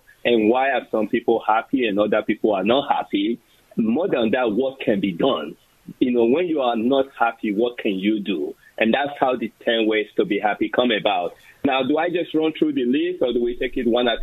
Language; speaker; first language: English; non-native, local second language; Bini